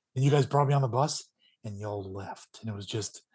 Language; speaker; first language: English; native; English